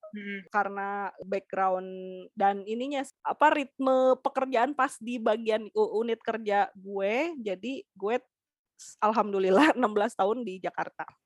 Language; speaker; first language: Indonesian; native; Indonesian